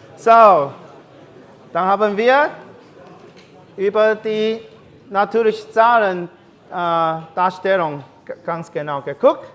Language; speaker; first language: German; non-native, learner; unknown